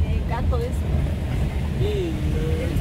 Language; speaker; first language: Spanish; native; Spanish